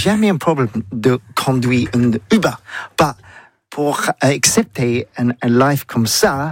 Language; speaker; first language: French; non-native, learner; English